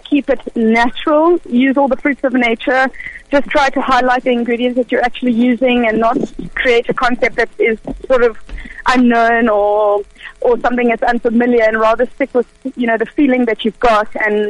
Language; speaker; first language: English; early bilingual, other home language; Hebrew